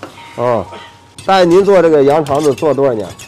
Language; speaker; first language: Chinese; native; Chinese